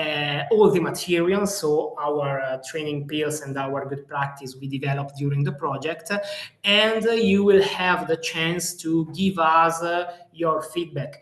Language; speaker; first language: English; non-native, fluent; Italian